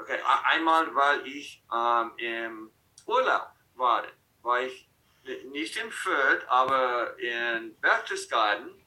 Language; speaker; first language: German; non-native, fluent; English